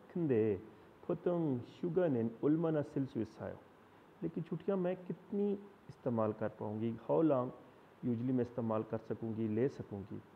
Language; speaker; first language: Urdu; non-native, local second language; Punjabi